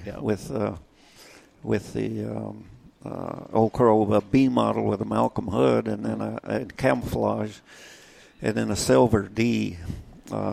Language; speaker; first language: English; native; English